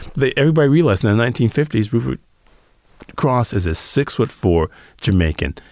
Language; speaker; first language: English; native; English